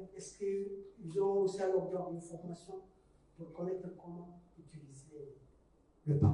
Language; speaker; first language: French; non-native, local second language; Comorian